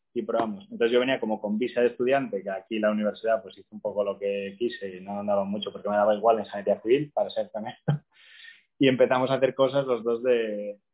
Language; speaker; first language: Spanish; native; Spanish